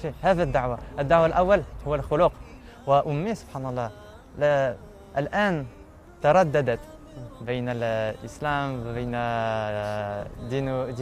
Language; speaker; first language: Arabic; non-native, learner; French